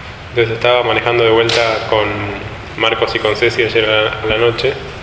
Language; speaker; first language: Spanish; native; Spanish